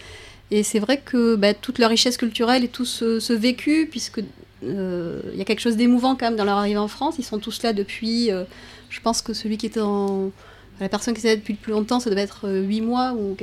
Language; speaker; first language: French; native; French